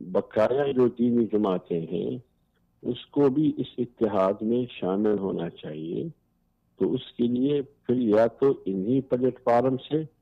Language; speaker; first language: Urdu; non-native, local second language; Pashto